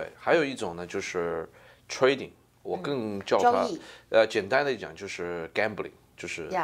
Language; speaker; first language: Chinese; native; Chinese